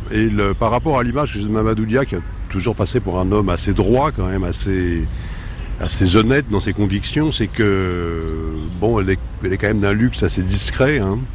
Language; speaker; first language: French; native; French